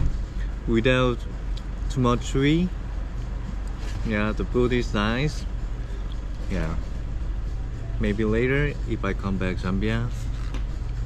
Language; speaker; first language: English; non-native, learner; Korean